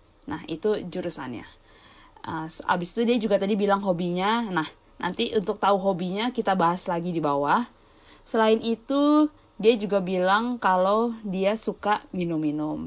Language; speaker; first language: Indonesian; early bilingual, heritage; Indonesian